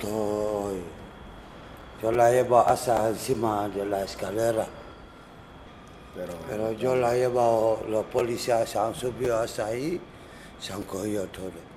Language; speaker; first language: Spanish; non-native, learner; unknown